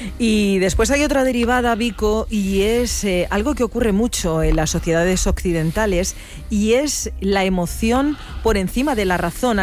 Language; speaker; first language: Spanish; native; Spanish